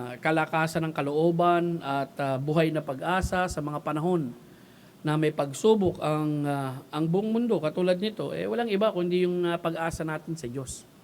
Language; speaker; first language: Filipino; native; Filipino